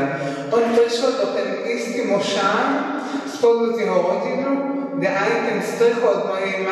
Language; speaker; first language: Slovak; early bilingual, heritage; Slovak